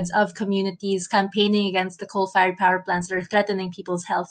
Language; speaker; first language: English; non-native, local second language; Filipino